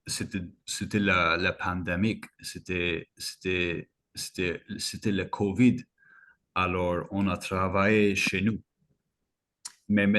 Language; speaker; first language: French; non-native, fluent; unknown